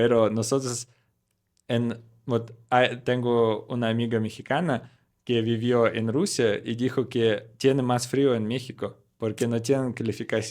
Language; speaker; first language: Spanish; non-native, learner; Russian